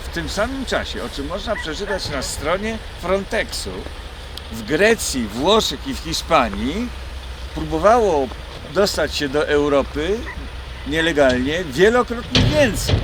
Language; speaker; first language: Polish; native; Polish